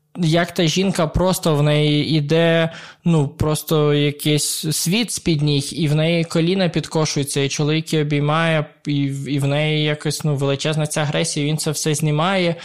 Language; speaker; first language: Ukrainian; native; Ukrainian